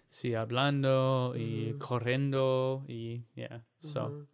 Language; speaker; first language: Spanish; non-native, learner; English